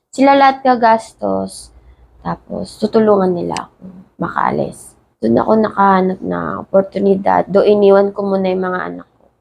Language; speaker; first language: Filipino; native; Filipino